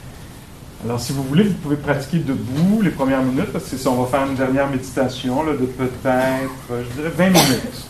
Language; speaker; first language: French; native; French